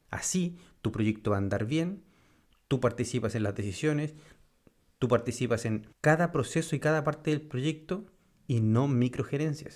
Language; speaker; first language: Spanish; native; Spanish